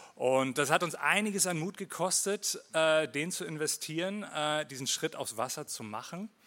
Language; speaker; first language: German; native; German